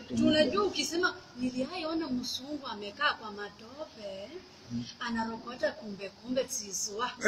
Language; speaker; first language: Swahili; non-native, local second language; Luyia